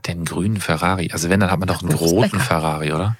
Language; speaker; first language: German; native; German